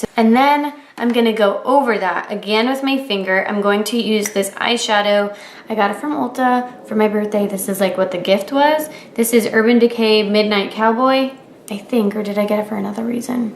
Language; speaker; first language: English; native; English